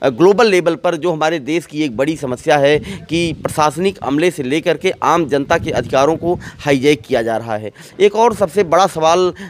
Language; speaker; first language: Hindi; native; Hindi